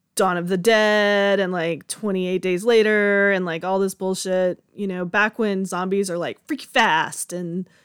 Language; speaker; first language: English; native; English